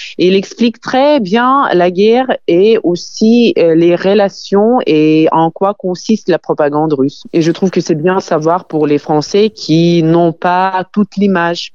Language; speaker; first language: French; non-native, fluent; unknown